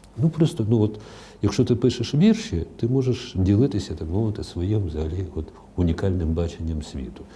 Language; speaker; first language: Ukrainian; non-native, local second language; Russian